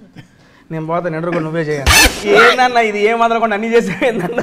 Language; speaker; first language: Telugu; native; Telugu